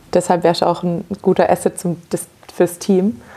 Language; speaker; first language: German; native; German